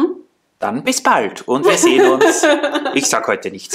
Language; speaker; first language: German; native; German